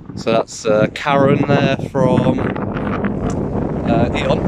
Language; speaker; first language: English; native; English